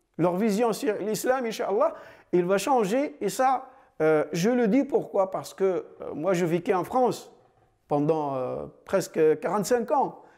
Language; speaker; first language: French; non-native, fluent; Arabic